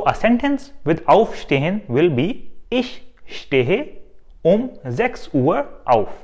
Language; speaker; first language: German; non-native, fluent; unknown